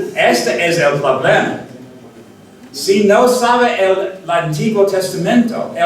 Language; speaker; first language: Spanish; non-native, learner; English